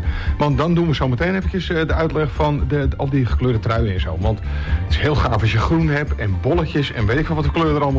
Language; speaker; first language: Dutch; native; Dutch